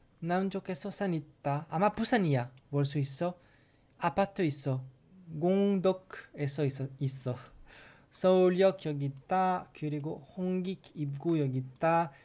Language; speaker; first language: Korean; non-native, learner; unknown